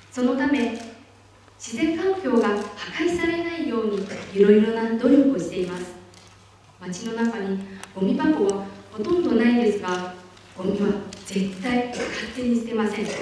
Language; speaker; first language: Japanese; non-native, fluent; Chinese